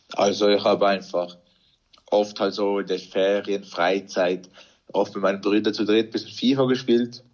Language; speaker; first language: German; native; German